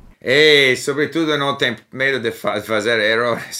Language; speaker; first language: Portuguese; non-native, learner; English